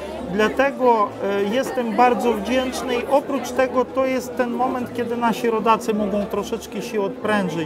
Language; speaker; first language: Polish; non-native, fluent; Ukrainian